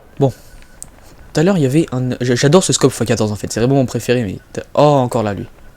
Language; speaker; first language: French; native; French